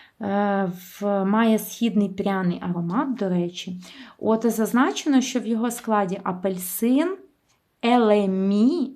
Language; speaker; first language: Ukrainian; native; Ukrainian